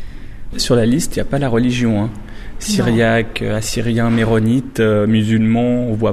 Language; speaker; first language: French; native; French